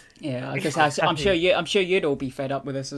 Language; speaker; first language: English; native; English